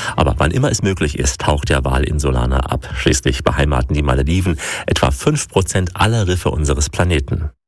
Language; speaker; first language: German; native; German